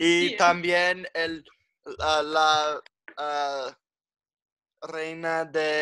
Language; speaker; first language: Spanish; non-native, learner; English